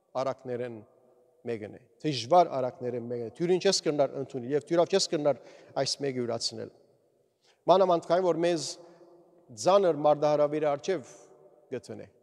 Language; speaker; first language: Armenian; early bilingual, heritage; Armenian